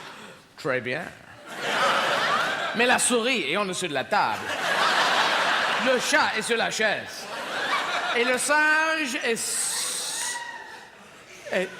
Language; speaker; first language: French; non-native, fluent; English